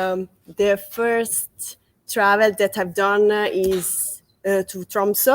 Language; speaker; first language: English; non-native, fluent; Italian